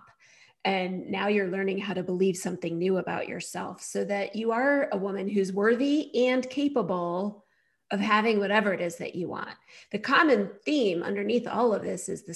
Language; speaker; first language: English; native; English